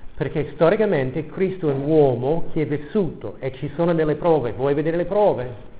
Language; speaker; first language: Italian; non-native, fluent; English